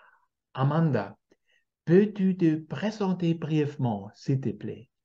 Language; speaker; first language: French; non-native, fluent; German